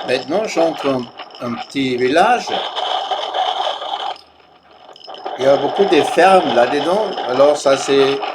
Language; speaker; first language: French; non-native, fluent; German